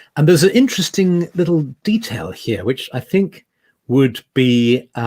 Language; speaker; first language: English; native; English